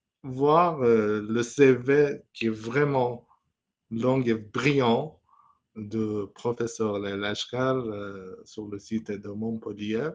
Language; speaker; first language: French; non-native, fluent; Persian